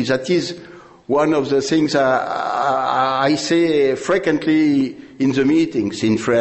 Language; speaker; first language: English; non-native, learner; French